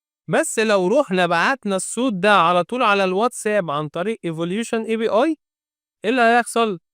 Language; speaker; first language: Arabic; native; Arabic